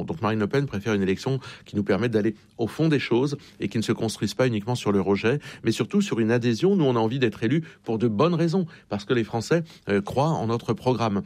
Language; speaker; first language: French; native; French